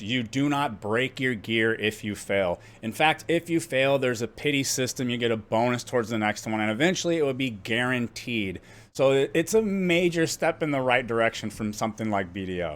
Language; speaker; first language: English; native; English